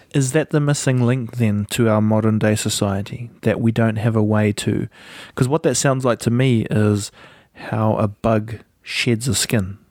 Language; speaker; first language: English; native; English